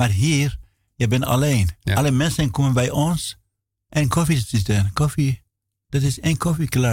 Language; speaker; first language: Dutch; non-native, learner; Persian